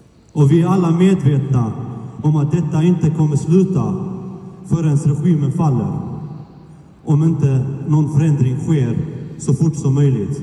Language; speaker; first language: Swedish; early bilingual, other home language; Kurdish